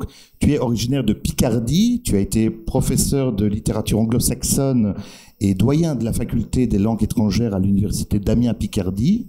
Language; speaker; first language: French; native; French